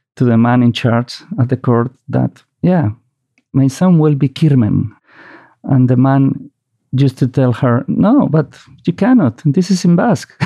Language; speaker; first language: English; non-native, fluent; Spanish